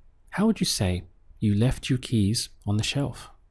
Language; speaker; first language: English; native; English